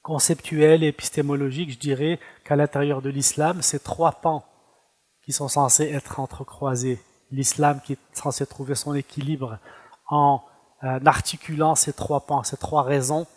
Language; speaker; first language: French; non-native, fluent; Arabic